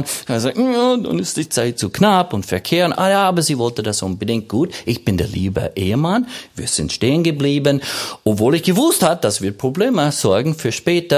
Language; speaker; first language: German; non-native, fluent; English